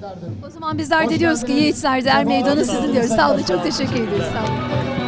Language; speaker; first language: Turkish; native; Turkish